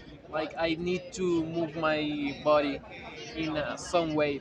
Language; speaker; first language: English; non-native, learner; Spanish